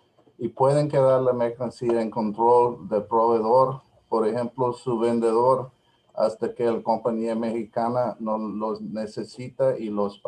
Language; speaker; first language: Spanish; non-native, learner; English